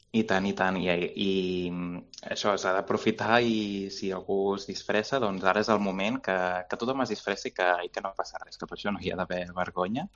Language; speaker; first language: Catalan; native; Catalan